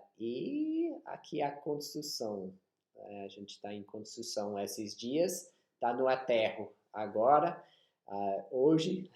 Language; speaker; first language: Portuguese; non-native, fluent; English